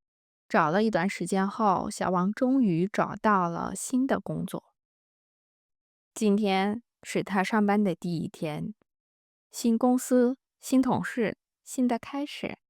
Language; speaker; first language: Chinese; non-native, fluent; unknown